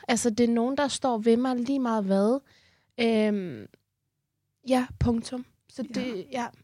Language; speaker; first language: Danish; early bilingual, other home language; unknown